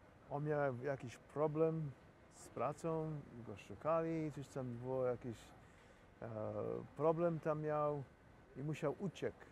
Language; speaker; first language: Polish; native; Polish